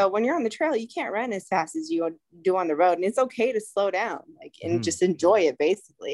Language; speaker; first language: English; native; English